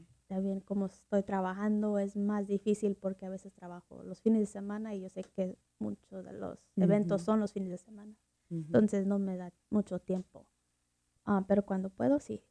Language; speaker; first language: Spanish; early bilingual, heritage; Spanish